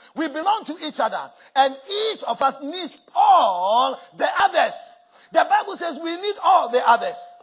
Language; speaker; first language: English; non-native, local second language; Akan